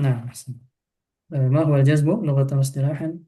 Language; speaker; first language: Arabic; non-native, fluent; Indonesian